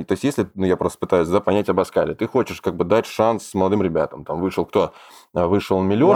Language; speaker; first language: Russian; native; Russian